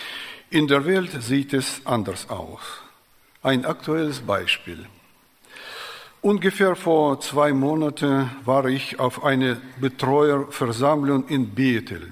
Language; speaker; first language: German; non-native, fluent; Russian